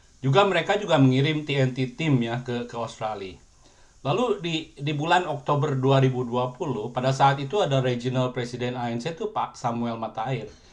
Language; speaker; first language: Indonesian; native; Indonesian